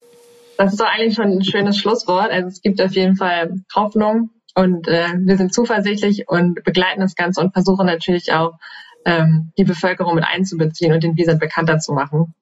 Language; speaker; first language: German; native; German